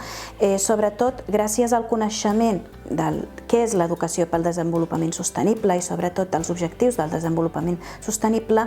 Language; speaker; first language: Catalan; early bilingual, other home language; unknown